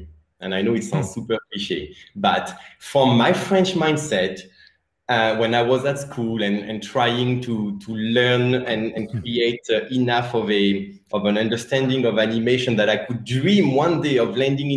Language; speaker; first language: English; non-native, fluent; French